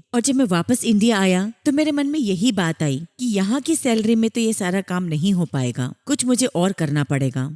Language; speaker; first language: Hindi; native; Hindi